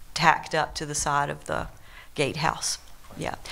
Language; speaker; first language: English; native; English